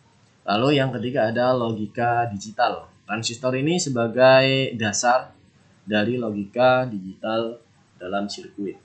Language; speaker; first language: Indonesian; native; Indonesian